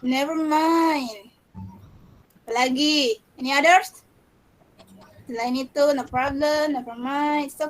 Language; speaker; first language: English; non-native, fluent; Indonesian